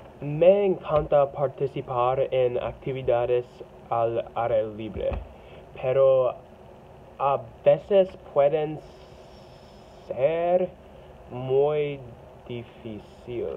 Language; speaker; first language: Spanish; non-native, learner; English